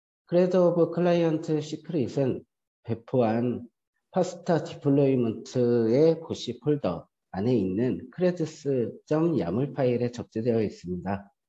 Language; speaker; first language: Korean; native; Korean